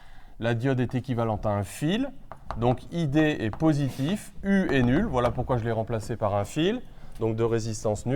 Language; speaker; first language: French; native; French